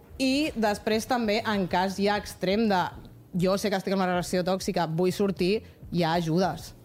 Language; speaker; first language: Catalan; non-native, local second language; Spanish